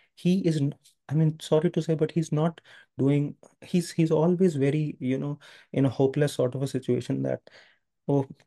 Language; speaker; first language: English; non-native, local second language; Hindi